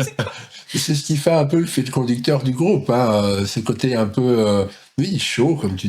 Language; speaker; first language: French; native; French